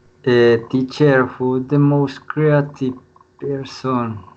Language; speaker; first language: English; non-native, learner; Spanish